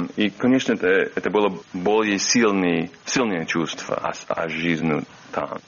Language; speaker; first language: Russian; non-native, learner; English